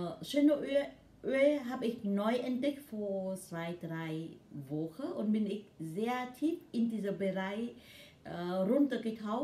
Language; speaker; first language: German; non-native, learner; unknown